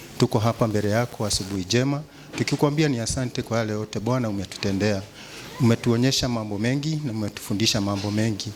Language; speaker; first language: Swahili; non-native, local second language; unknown